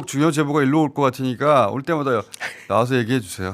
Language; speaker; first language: Korean; native; Korean